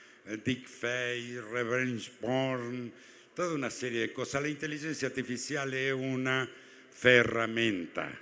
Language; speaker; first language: Portuguese; non-native, fluent; Spanish